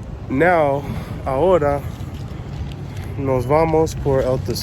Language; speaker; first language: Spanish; non-native, learner; English